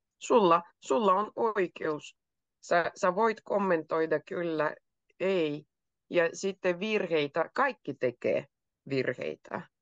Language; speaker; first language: Finnish; native; Finnish